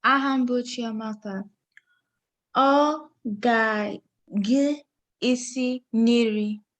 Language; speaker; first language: Igbo; non-native, learner; English